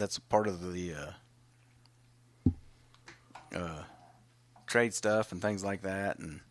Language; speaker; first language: English; native; English